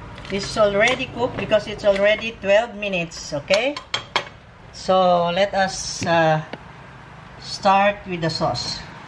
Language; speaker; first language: English; non-native, local second language; Filipino